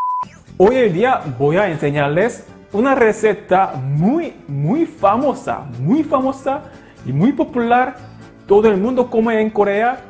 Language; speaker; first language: Spanish; non-native, local second language; Korean